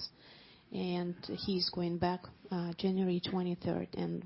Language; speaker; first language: English; non-native, fluent; Ukrainian